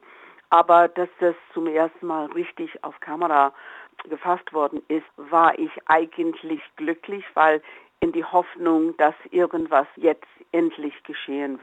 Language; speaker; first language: German; non-native, fluent; English